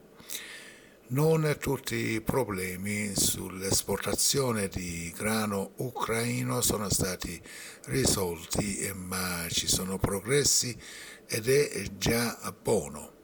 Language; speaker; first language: Italian; non-native, fluent; Persian